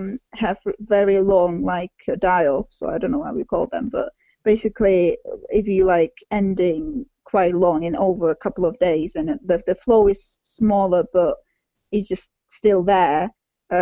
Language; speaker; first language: English; non-native, fluent; Czech